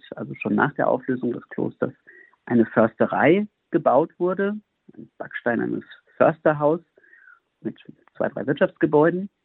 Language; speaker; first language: German; native; German